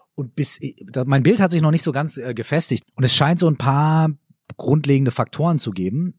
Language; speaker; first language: German; native; German